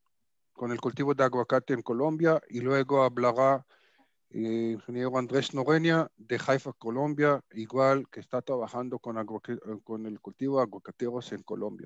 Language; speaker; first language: Spanish; non-native, fluent; Hebrew